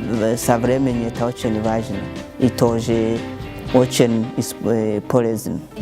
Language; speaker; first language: Russian; non-native, learner; Rundi